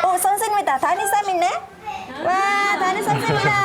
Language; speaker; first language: Korean; non-native, learner; Khmer